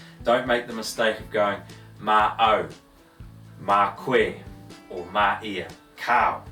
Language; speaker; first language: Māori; non-native, local second language; English